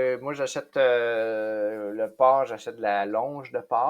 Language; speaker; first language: French; native; French